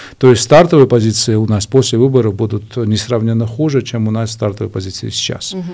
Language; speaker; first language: Russian; non-native, local second language; Georgian